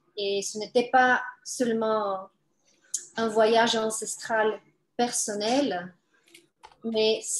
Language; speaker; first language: French; non-native, fluent; Bulgarian